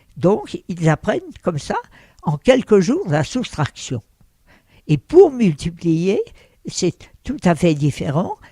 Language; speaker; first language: French; early bilingual, other home language; Russian